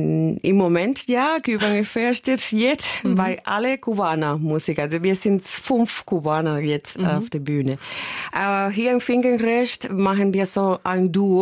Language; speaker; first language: German; non-native, learner; Spanish